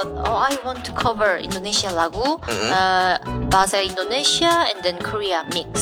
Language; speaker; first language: English; non-native, learner; Korean